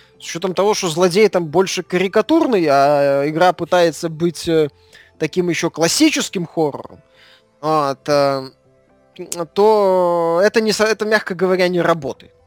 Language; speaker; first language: Russian; native; Russian